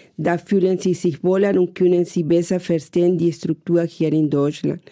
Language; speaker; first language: German; non-native, fluent; Spanish